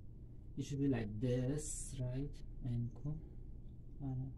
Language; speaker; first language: English; non-native, learner; Persian